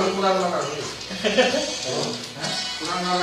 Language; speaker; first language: Nepali; native; Nepali